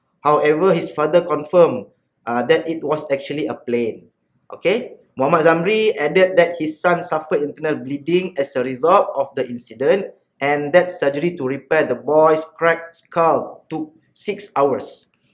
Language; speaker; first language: English; non-native, local second language; Malay